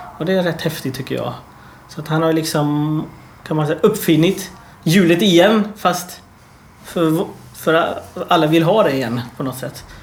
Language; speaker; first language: Swedish; early bilingual, other home language; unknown